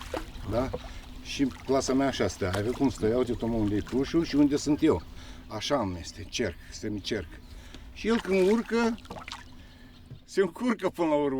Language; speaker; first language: Romanian; native; Romanian